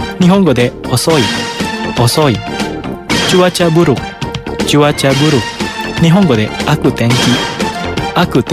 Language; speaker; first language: Japanese; non-native, fluent; Indonesian